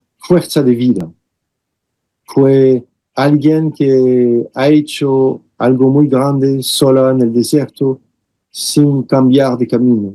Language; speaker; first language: Spanish; non-native, fluent; French